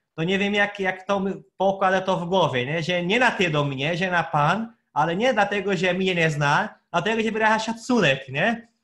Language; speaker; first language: Polish; non-native, fluent; Portuguese